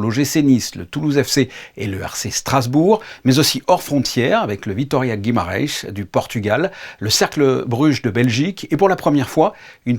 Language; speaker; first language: French; native; French